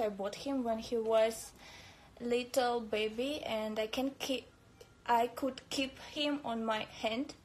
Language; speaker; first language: English; non-native, learner; Russian